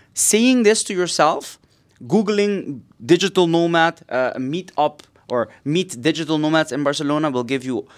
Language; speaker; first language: English; non-native, fluent; Papiamento